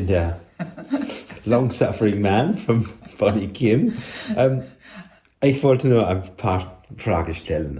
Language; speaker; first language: German; non-native, learner; English